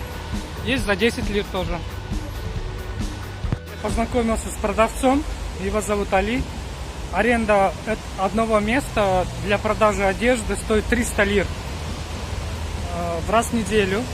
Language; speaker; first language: Russian; non-native, local second language; Kyrgyz